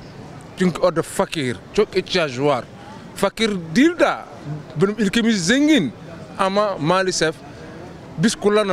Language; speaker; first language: Turkish; non-native, learner; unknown